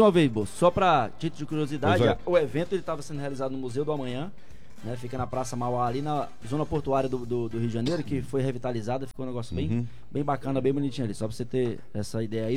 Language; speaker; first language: Portuguese; native; Portuguese